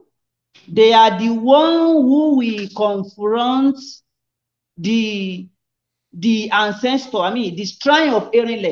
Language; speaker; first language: English; non-native, local second language; Yoruba